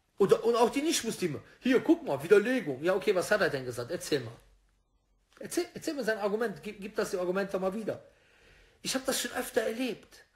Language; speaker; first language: German; native; German